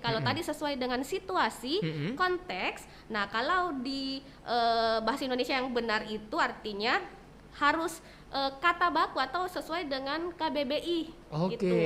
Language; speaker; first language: Indonesian; native; Indonesian